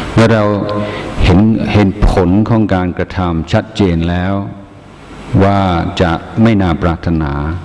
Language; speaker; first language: Thai; non-native, fluent; English